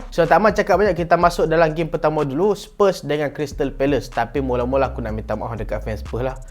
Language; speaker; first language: Malay; native; Malay